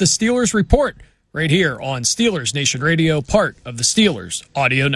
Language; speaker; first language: English; native; English